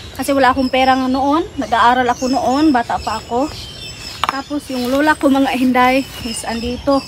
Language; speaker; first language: Filipino; non-native, local second language; Cebuano